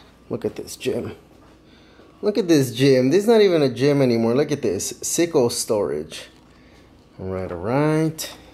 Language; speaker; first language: English; early bilingual, other home language; Spanish